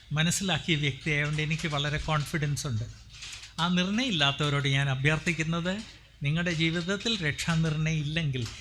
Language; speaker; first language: Malayalam; non-native, local second language; Hindi